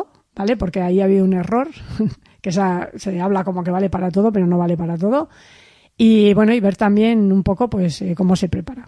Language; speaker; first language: Spanish; native; Spanish